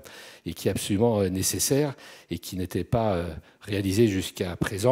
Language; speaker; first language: French; native; French